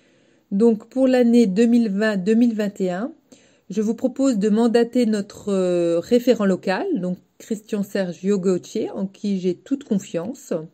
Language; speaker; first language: French; native; French